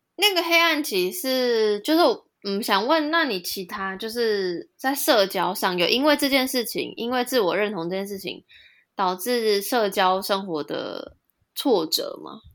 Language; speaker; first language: Chinese; native; Chinese